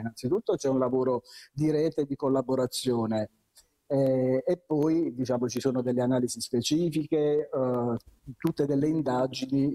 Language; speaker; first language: Italian; native; Italian